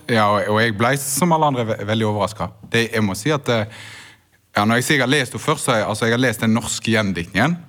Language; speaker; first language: Norwegian; native; Norwegian